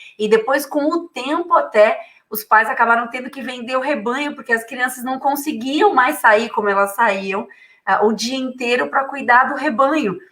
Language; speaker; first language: Portuguese; native; Portuguese